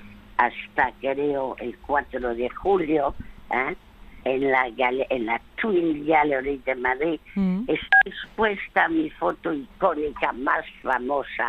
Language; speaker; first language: Spanish; early bilingual, other home language; French